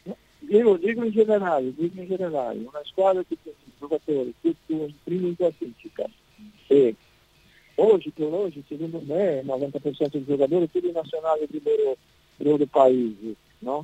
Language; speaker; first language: Italian; non-native, learner; Portuguese